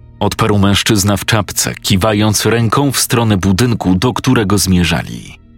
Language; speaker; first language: Polish; native; Polish